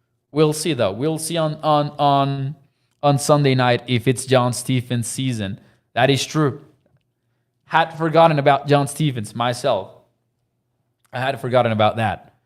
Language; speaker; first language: English; native; English